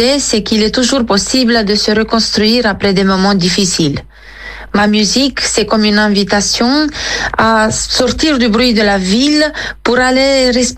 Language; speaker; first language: French; non-native, fluent; Romanian